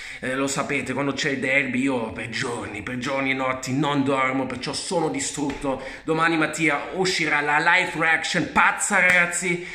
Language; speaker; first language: Italian; early bilingual, heritage; Italian